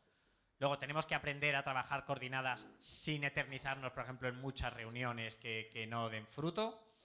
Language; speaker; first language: Spanish; native; Spanish